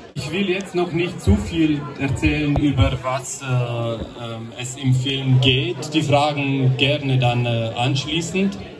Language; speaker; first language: German; native; German